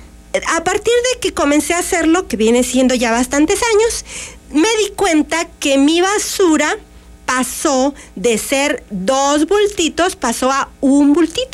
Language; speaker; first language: Spanish; native; Spanish